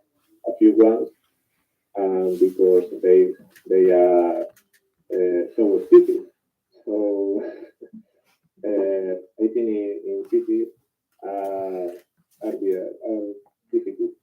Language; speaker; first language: English; non-native, learner; Spanish